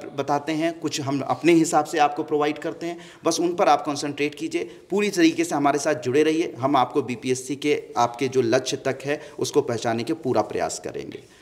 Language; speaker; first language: Hindi; native; Hindi